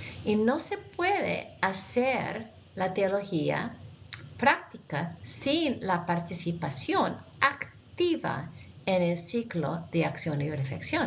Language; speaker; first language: Spanish; non-native, fluent; English